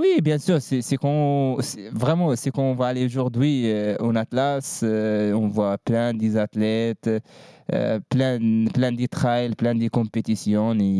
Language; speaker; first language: French; non-native, learner; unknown